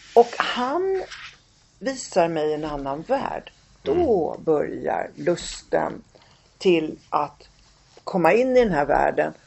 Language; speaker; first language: Swedish; early bilingual, other home language; Italian